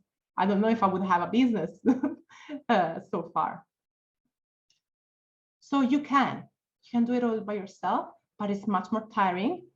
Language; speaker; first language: English; non-native, fluent; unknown